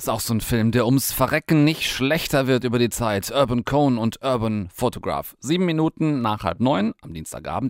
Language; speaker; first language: German; native; German